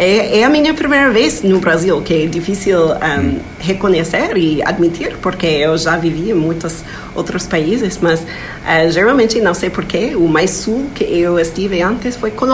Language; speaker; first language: Portuguese; non-native, fluent; English